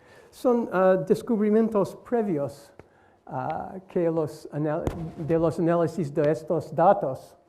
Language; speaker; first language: Spanish; non-native, learner; English